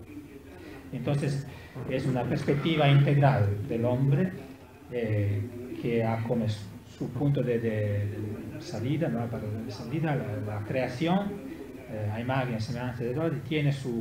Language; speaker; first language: Spanish; non-native, learner; Italian